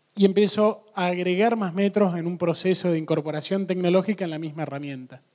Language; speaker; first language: Spanish; native; Spanish